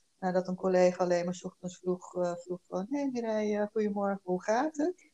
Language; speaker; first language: Dutch; early bilingual, other home language; Korean